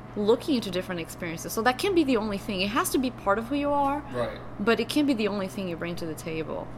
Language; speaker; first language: English; non-native, fluent; Portuguese